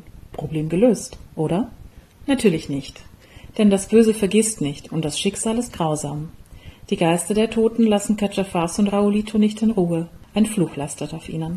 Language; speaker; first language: German; native; German